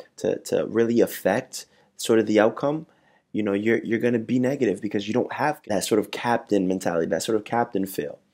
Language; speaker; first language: English; native; English